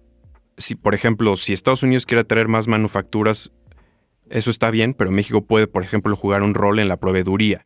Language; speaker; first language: Spanish; native; Spanish